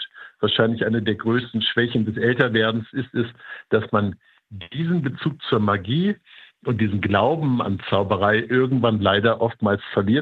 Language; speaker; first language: German; native; German